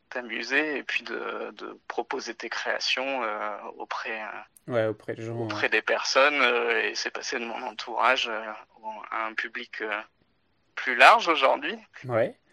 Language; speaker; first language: French; native; French